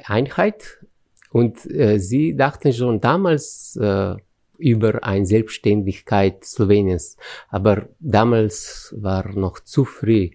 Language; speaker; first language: German; non-native, fluent; Slovenian